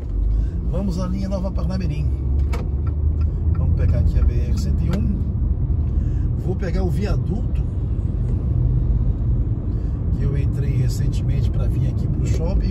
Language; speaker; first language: Portuguese; native; Portuguese